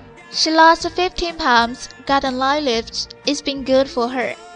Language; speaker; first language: English; non-native, fluent; Chinese